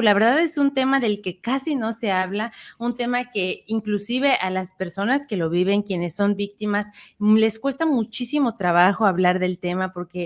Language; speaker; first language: Spanish; native; Spanish